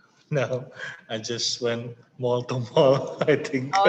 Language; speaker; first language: English; non-native, learner; Indonesian